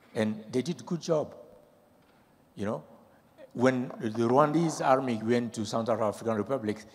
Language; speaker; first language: English; non-native, fluent; French